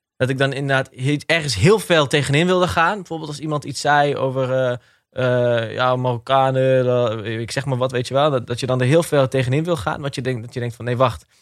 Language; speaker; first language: Dutch; early bilingual, other home language; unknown